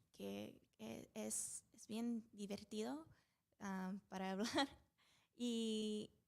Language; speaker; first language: Spanish; early bilingual, heritage; Spanish